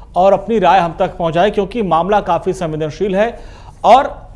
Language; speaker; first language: Hindi; native; Hindi